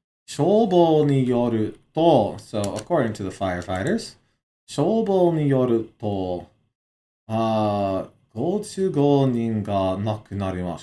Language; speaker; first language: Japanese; non-native, learner; English